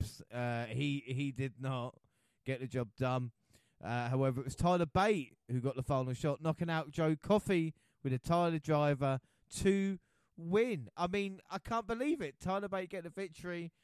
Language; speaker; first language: English; native; English